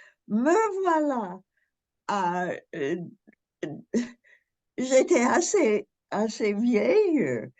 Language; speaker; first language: French; non-native, fluent; English